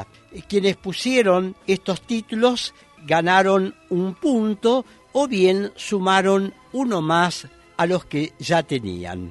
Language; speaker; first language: Spanish; native; Spanish